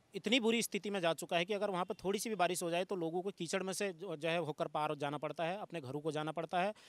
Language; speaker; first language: Hindi; native; Hindi